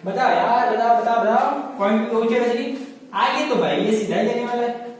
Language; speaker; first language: Hindi; non-native, local second language; Marathi